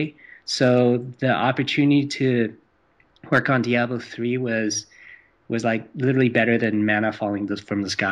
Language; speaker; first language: English; non-native, local second language; Cantonese